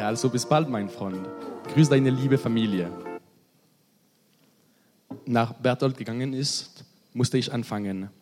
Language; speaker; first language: German; non-native, learner; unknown